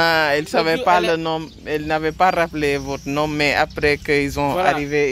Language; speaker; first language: French; non-native, learner; English